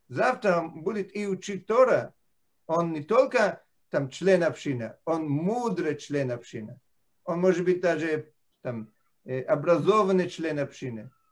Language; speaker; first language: Russian; non-native, fluent; Italian